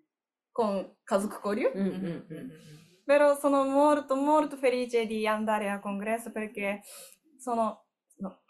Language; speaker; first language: Italian; non-native, learner; Japanese